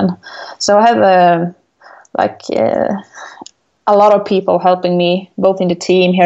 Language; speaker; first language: English; non-native, fluent; Swedish